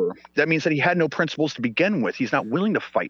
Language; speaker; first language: English; non-native, fluent; Swedish